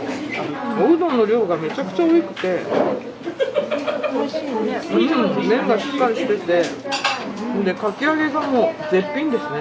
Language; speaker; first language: Japanese; native; Japanese